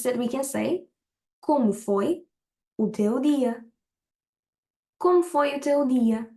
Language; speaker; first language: Portuguese; non-native, fluent; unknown